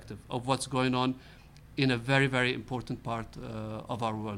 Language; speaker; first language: English; non-native, fluent; Arabic